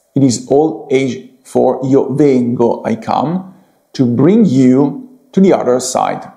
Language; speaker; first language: English; non-native, fluent; Italian